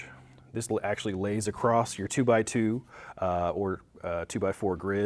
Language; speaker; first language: English; native; English